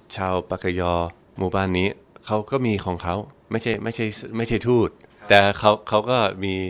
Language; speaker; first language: Thai; non-native, fluent; English